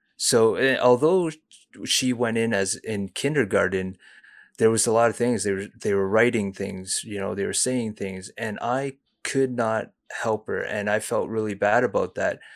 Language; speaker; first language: English; early bilingual, other home language; Cantonese